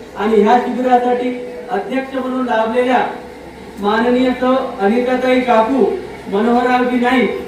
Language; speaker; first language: Marathi; native; Marathi